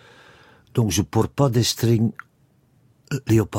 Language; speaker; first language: French; non-native, local second language; Dutch